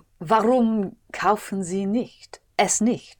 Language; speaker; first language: German; non-native, learner; English